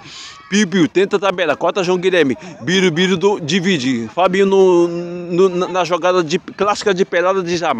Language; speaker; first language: Portuguese; native; Portuguese